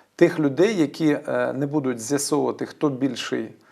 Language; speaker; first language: Ukrainian; native; Ukrainian